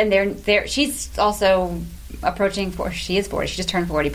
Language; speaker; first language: English; native; English